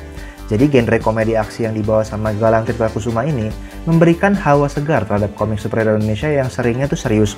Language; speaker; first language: Indonesian; native; Indonesian